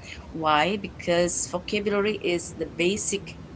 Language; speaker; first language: English; non-native, learner; Indonesian